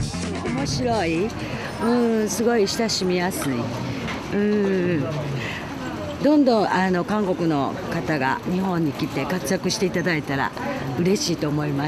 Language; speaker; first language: Japanese; native; Japanese